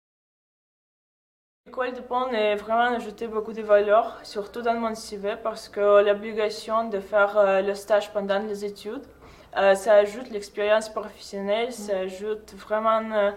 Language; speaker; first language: French; non-native, fluent; Russian